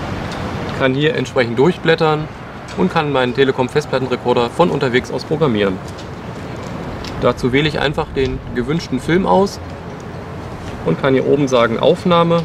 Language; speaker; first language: German; native; German